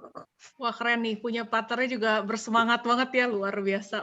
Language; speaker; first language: Indonesian; native; Indonesian